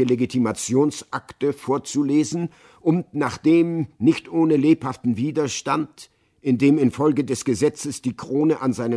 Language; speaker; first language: German; native; German